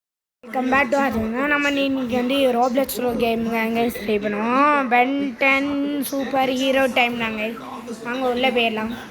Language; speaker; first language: Tamil; native; Tamil